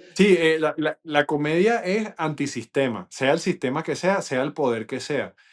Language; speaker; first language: Spanish; non-native, local second language; English